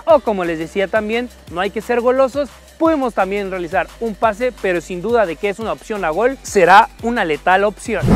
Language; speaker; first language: Spanish; native; Spanish